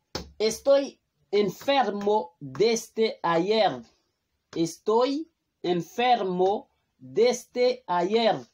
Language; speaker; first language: Spanish; non-native, fluent; Haitian Creole